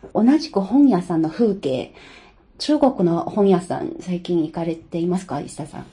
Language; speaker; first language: Japanese; non-native, fluent; Chinese